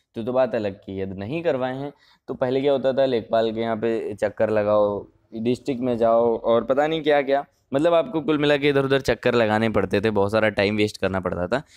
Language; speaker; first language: Hindi; native; Hindi